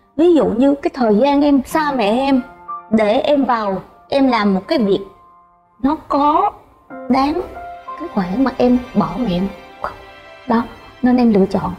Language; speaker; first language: Vietnamese; native; Vietnamese